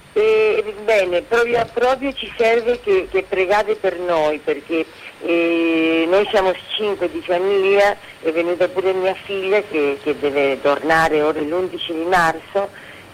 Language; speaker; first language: Italian; native; Italian